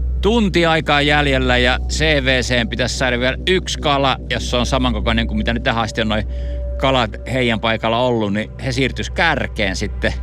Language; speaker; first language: Finnish; native; Finnish